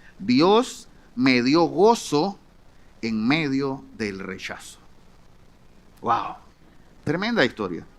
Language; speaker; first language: Spanish; native; Spanish